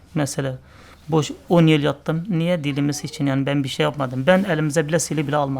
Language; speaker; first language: Turkish; non-native, local second language; Kurdish